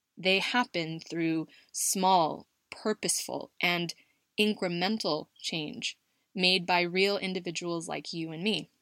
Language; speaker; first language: English; native; English